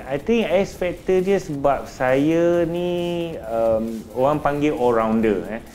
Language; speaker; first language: Malay; native; Malay